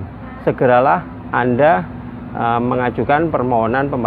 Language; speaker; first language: Indonesian; native; Indonesian